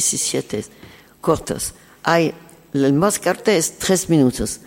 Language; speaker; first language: Spanish; non-native, learner; French